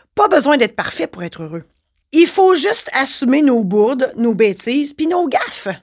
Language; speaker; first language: French; native; French